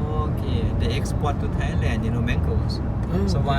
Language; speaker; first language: English; non-native, learner; Thai